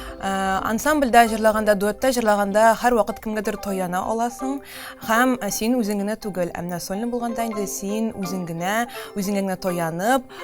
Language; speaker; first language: Tatar; native; Tatar